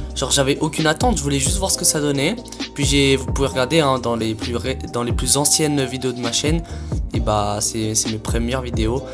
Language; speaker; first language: French; native; French